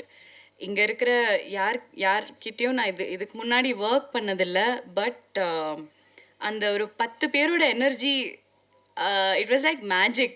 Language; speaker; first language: Tamil; non-native, local second language; Malayalam